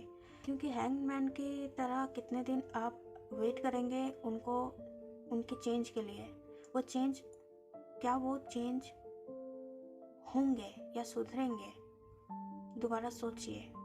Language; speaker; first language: Hindi; native; Hindi